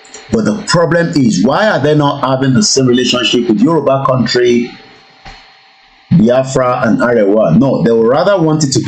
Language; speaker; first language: English; non-native, local second language; Yoruba